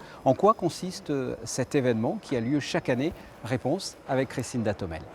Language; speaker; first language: French; native; French